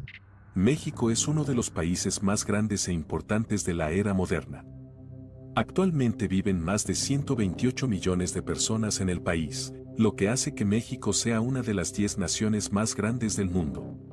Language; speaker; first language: Spanish; native; Spanish